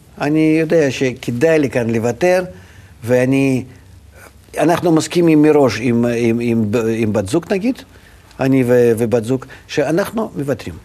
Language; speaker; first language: Hebrew; non-native, fluent; Russian